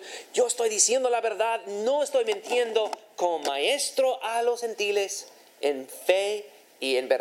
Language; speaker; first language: Spanish; non-native, fluent; English